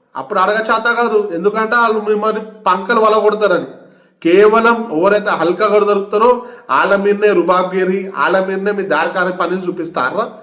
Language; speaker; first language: Telugu; native; Telugu